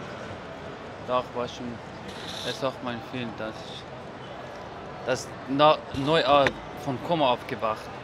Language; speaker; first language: German; non-native, learner; Persian